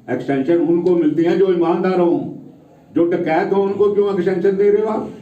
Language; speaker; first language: Hindi; non-native, local second language; Punjabi